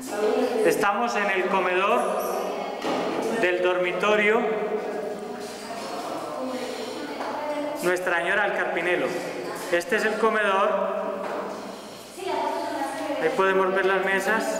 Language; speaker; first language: Spanish; native; Spanish